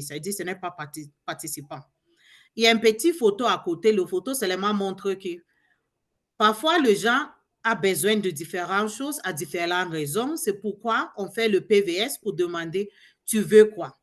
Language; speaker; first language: French; non-native, learner; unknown